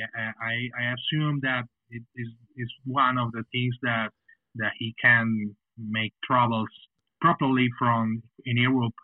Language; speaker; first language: English; non-native, fluent; Spanish